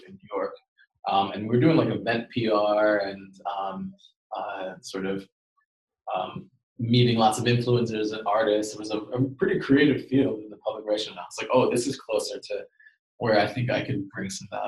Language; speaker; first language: English; native; English